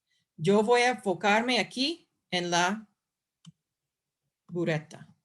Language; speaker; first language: Spanish; non-native, fluent; English